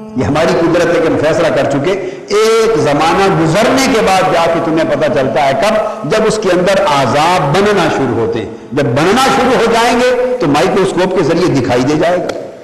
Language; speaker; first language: Urdu; non-native, local second language; Punjabi